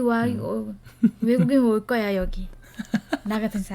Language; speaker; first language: Korean; non-native, learner; Vietnamese